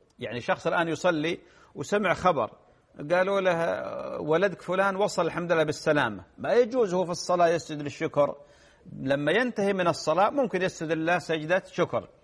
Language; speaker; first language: Arabic; native; Arabic